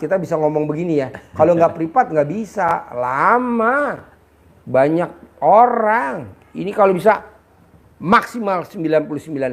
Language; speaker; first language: Indonesian; native; Indonesian